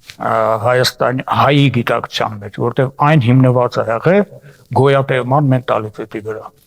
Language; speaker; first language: Armenian; native; Armenian